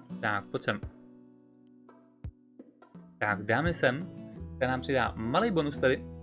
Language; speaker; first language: Czech; native; Czech